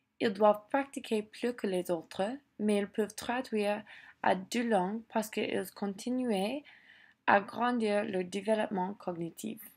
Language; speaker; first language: French; non-native, local second language; English